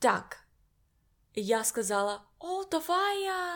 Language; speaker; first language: Russian; non-native, learner; English